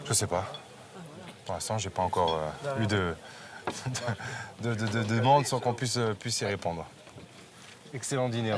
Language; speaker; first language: French; native; French